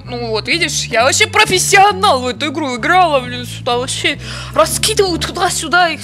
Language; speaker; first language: Russian; native; Russian